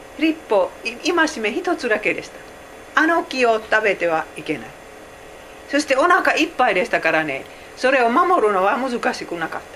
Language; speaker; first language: Japanese; non-native, fluent; Finnish